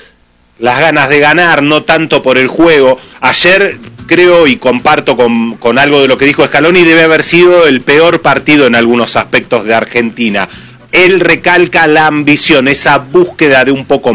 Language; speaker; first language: Spanish; native; Spanish